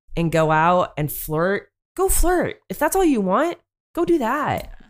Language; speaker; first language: English; native; English